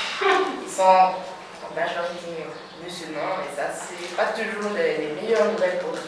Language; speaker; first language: French; non-native, learner; Spanish